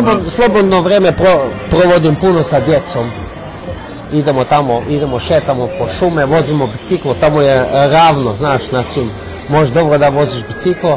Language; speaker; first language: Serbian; early bilingual, heritage; Serbian